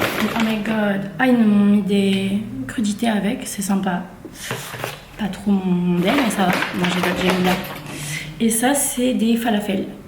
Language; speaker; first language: French; native; French